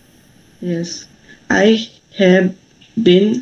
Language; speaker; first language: English; non-native, learner; Bangla